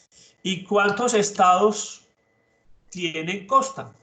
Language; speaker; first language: Spanish; native; Spanish